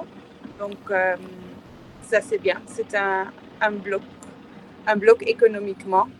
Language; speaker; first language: French; non-native, fluent; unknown